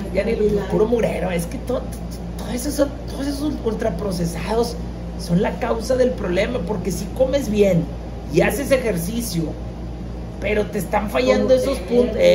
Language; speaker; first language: Spanish; native; Spanish